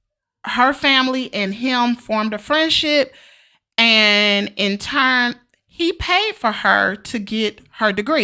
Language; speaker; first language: English; native; English